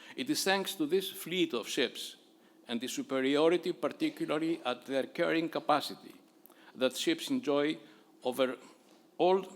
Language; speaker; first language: English; non-native, fluent; Greek